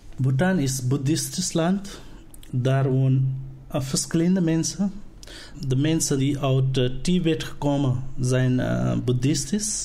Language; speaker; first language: Dutch; non-native, learner; Nepali